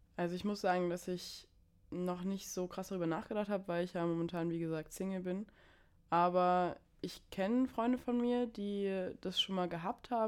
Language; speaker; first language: German; native; German